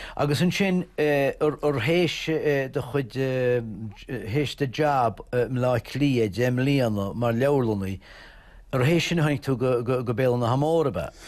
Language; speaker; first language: Irish; native; Irish